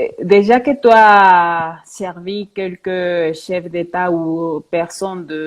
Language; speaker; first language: French; non-native, fluent; Spanish